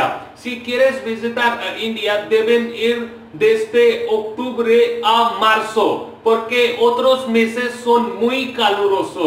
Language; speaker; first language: Spanish; non-native, fluent; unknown